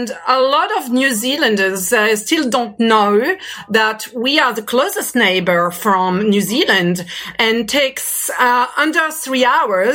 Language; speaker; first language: English; non-native, fluent; French